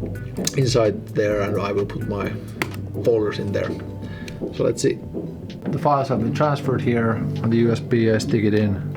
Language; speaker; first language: English; non-native, fluent; Finnish